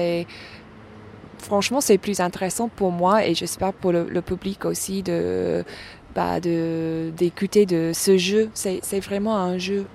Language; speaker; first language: French; non-native, fluent; English